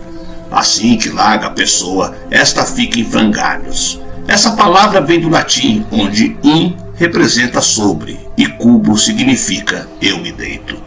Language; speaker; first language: Portuguese; native; Portuguese